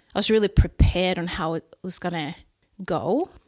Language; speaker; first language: English; non-native, fluent; Swedish